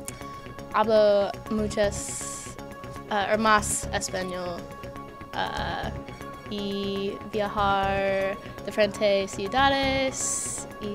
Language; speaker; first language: Spanish; non-native, learner; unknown